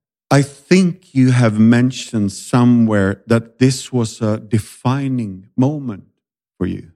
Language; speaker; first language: English; non-native, fluent; Swedish